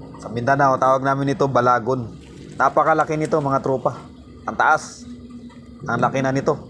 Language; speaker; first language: Filipino; non-native, local second language; Cebuano